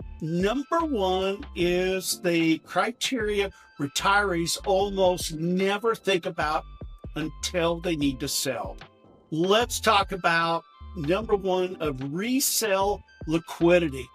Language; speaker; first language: English; native; English